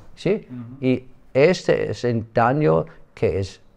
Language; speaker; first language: Spanish; non-native, learner; German